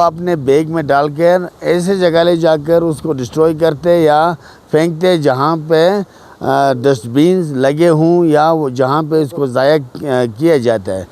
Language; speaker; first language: Urdu; non-native, local second language; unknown